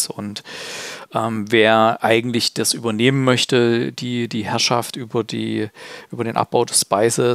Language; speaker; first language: German; native; German